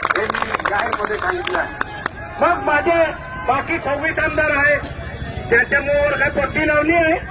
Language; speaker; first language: Marathi; non-native, local second language; Bhili